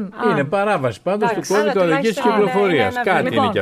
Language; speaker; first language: Greek; native; Greek